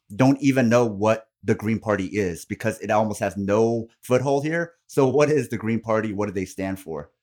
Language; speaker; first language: English; non-native, fluent; Korean